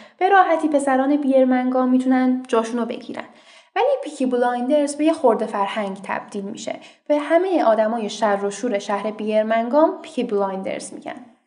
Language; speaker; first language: Persian; native; Persian